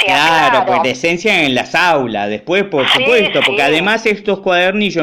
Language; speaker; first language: Spanish; native; Spanish